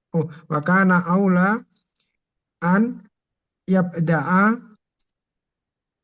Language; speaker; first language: Arabic; non-native, learner; Indonesian